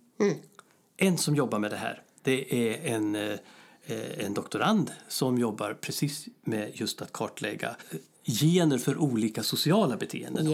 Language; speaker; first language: Swedish; native; Swedish